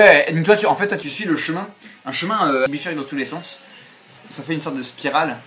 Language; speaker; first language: French; native; French